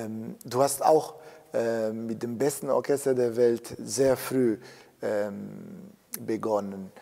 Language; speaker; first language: German; non-native, fluent; Italian